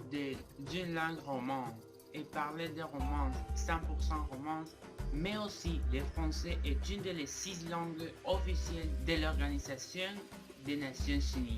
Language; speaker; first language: French; non-native, learner; Spanish